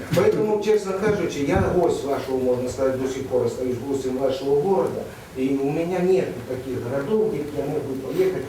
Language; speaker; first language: Russian; native; Russian